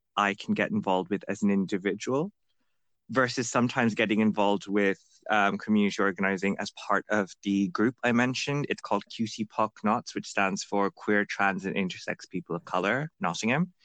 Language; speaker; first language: English; non-native, local second language; Bangla